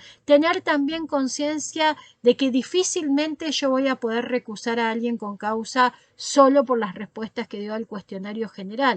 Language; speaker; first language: Spanish; native; Spanish